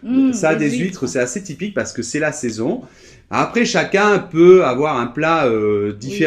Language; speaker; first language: French; native; French